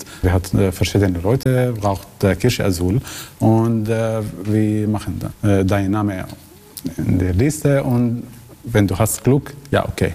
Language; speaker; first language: German; non-native, learner; Arabic